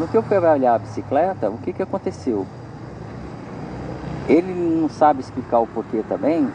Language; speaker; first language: Portuguese; native; Portuguese